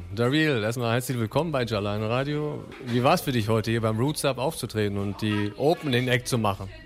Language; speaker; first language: German; native; German